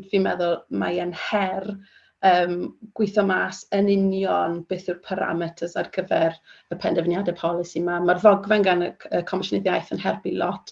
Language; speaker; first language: Welsh; native; Welsh